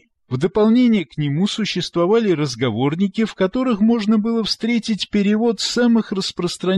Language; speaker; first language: Russian; native; Russian